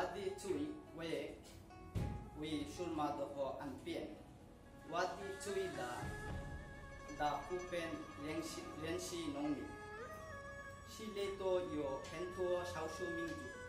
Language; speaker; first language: Chinese; non-native, learner; Bangla